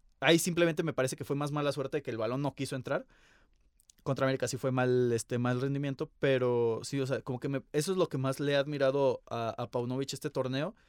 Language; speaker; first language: Spanish; native; Spanish